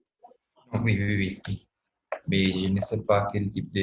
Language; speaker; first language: French; non-native, learner; Spanish